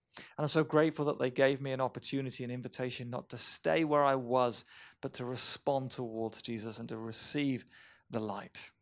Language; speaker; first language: English; native; English